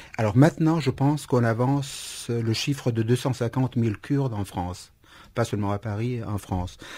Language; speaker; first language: French; non-native, fluent; Kurdish